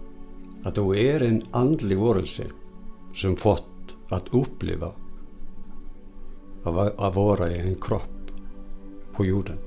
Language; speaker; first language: Swedish; non-native, fluent; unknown